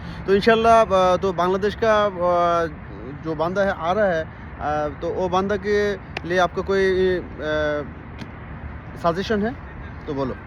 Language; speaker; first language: Hindi; non-native, learner; Bangla